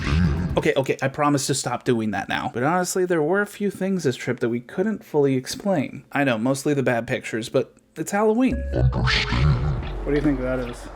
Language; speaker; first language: English; native; English